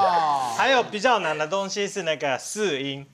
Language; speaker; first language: Chinese; non-native, learner; Japanese